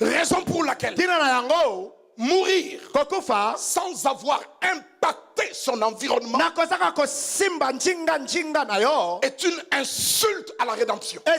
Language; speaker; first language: French; non-native, local second language; Lingala